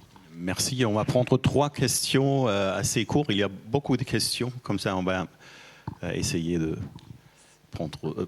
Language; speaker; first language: French; non-native, fluent; German